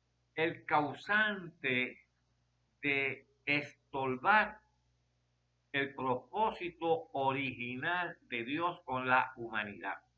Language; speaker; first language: Spanish; native; Spanish